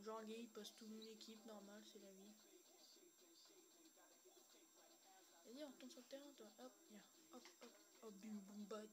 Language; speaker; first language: French; native; French